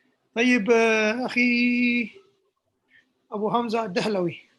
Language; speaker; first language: Arabic; non-native, fluent; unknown